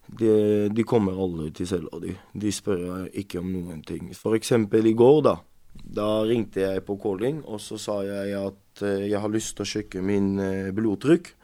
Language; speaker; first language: Norwegian; non-native, fluent; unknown